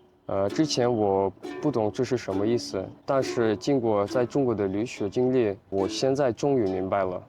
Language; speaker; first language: Chinese; early bilingual, heritage; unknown